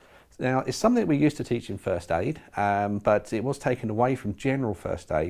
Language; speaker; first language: English; native; English